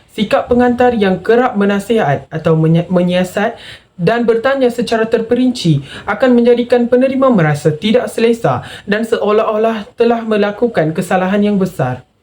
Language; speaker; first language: Malay; non-native, local second language; Tamil